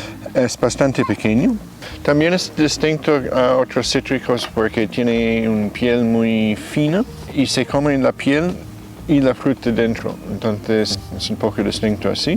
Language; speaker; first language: Spanish; non-native, fluent; English